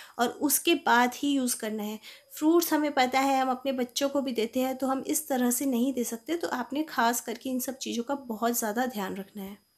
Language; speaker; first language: Hindi; native; Hindi